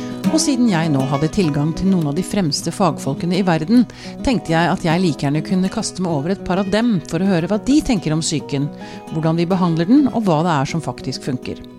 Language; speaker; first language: Norwegian; native; Norwegian